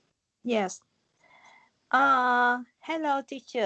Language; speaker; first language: English; non-native, learner; Vietnamese